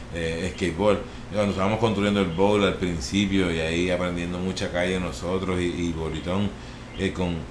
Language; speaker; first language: Spanish; native; Spanish